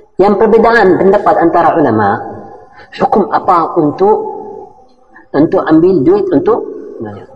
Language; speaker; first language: Malay; non-native, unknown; Arabic